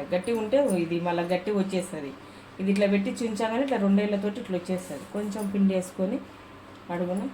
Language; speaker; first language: Telugu; native; Telugu